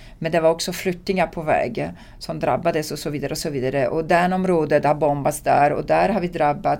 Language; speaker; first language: Swedish; non-native, fluent; Italian